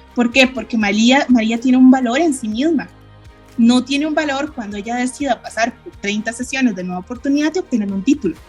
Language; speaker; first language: Spanish; native; Spanish